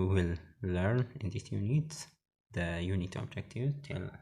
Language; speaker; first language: English; non-native, local second language; Amharic